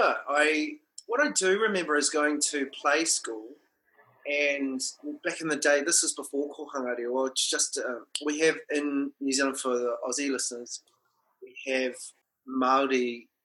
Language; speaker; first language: English; non-native, local second language; Māori